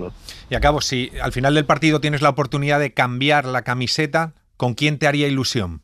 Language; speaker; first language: Spanish; native; Spanish